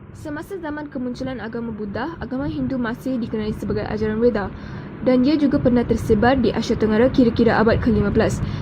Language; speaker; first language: Malay; non-native, local second language; Tamil